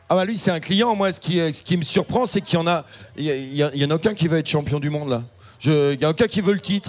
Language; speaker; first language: French; native; French